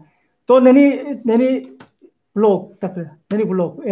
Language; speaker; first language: Czech; non-native, learner; Korean